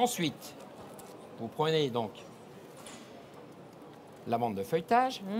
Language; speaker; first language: French; native; French